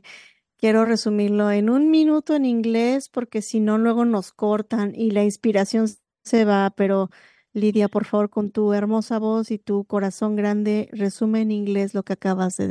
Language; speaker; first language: Spanish; native; Spanish